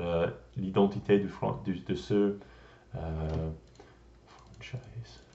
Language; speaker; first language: French; non-native, learner; English